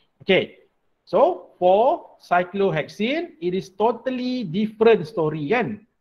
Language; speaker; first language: English; non-native, local second language; Malay